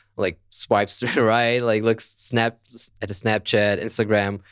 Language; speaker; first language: English; non-native, fluent; German